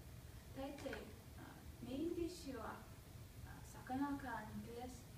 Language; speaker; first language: Japanese; non-native, learner; English